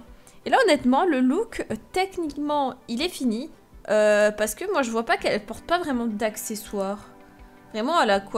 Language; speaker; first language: French; native; French